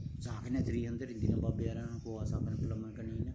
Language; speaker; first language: Filipino; non-native, learner; Punjabi